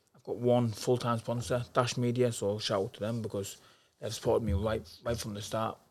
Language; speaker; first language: English; native; English